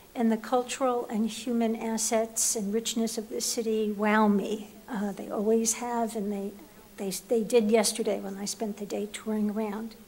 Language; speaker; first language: English; native; English